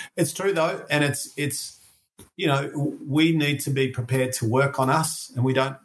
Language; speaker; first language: English; native; English